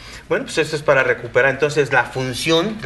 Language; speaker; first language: Spanish; native; Spanish